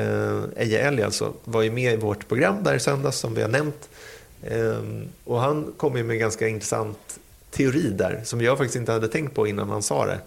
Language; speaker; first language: Swedish; native; Swedish